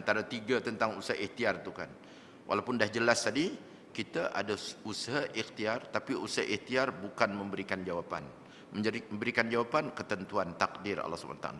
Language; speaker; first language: Malay; native; Malay